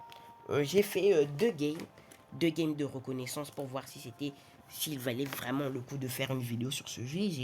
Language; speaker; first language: French; native; French